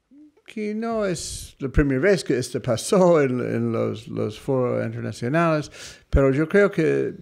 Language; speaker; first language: Spanish; non-native, fluent; English